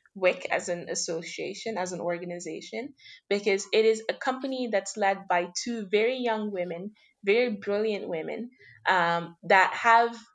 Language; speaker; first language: English; non-native, fluent; French